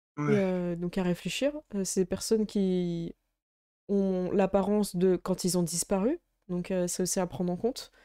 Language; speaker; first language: French; native; French